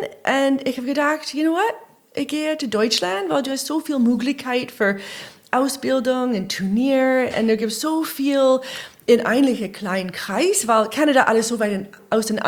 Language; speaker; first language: German; non-native, learner; English